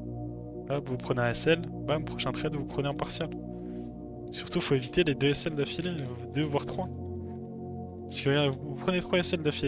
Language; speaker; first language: French; native; French